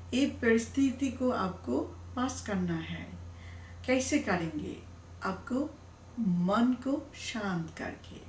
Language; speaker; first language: Hindi; non-native, learner; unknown